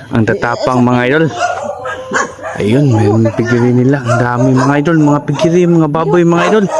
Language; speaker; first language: Filipino; non-native, local second language; Cebuano